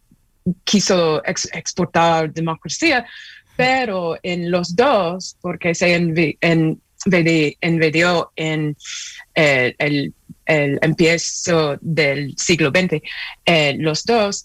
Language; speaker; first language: Spanish; non-native, fluent; English